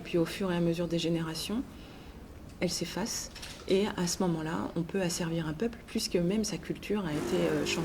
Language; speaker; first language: French; native; French